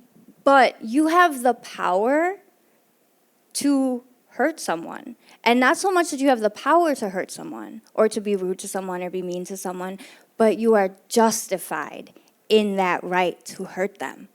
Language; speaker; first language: English; native; English